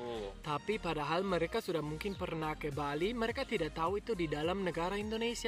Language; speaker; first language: Indonesian; non-native, fluent; German